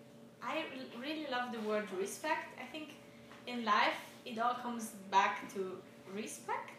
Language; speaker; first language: English; non-native, fluent; Swiss German